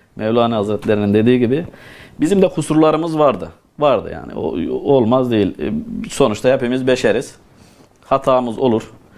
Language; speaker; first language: Turkish; native; Turkish